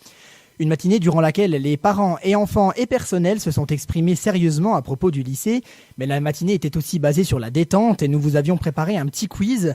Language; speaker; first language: French; native; French